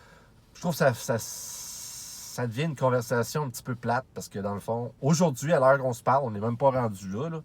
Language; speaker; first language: French; native; French